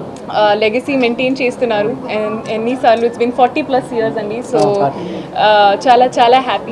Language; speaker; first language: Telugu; non-native, learner; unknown